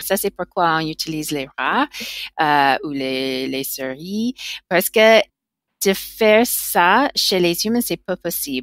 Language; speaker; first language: French; non-native, learner; English